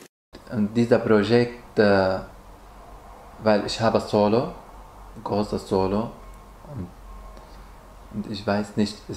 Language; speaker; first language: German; non-native, learner; Arabic